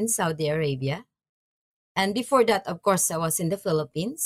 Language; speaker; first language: English; non-native, local second language; Maranao